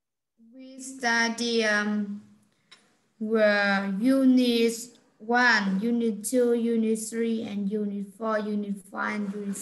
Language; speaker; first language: English; non-native, learner; Vietnamese